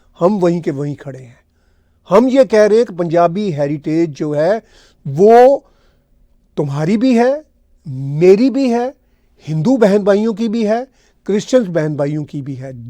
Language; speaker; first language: Urdu; non-native, local second language; Punjabi